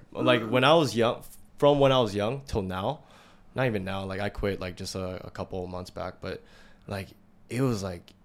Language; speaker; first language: English; native; English